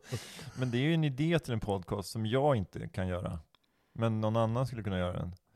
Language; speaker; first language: Swedish; native; Swedish